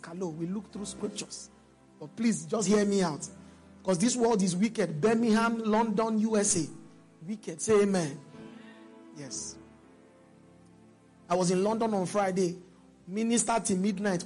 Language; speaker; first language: English; non-native, local second language; Yoruba